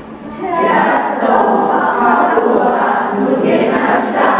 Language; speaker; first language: Japanese; non-native, learner; Thai